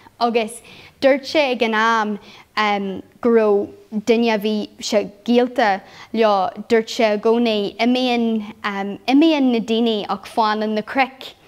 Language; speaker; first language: Irish; non-native, local second language; English